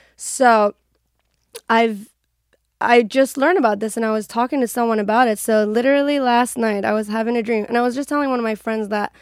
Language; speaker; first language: English; non-native, fluent; Persian